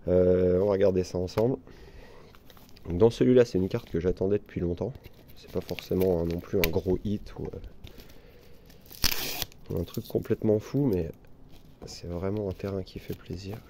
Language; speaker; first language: French; native; French